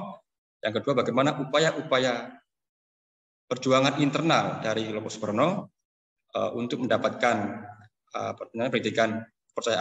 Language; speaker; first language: Indonesian; native; Indonesian